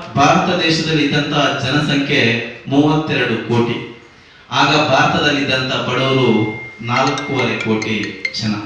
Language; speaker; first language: Kannada; native; Kannada